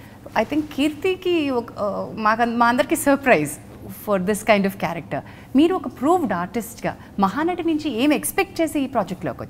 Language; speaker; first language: Telugu; native; Telugu